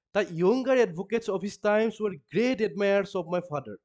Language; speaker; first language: English; non-native, local second language; Assamese